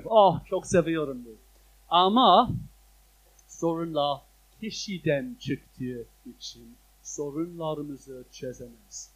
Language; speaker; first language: Turkish; non-native, fluent; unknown